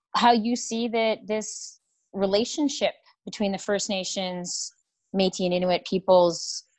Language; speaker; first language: English; native; English